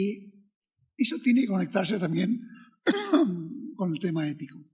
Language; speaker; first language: Spanish; native; Spanish